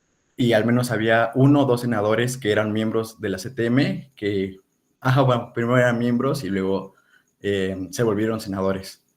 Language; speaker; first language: Spanish; native; Spanish